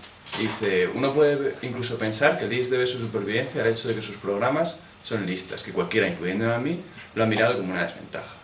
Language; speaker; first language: Spanish; native; Spanish